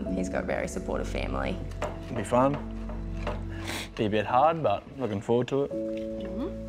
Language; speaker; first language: English; native; English